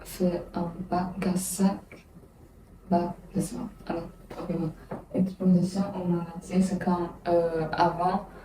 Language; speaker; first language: French; non-native, learner; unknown